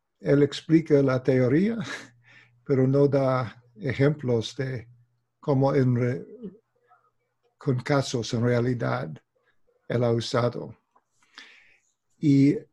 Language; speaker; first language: Spanish; non-native, fluent; English